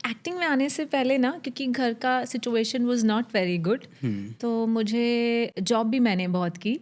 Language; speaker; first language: Hindi; native; Hindi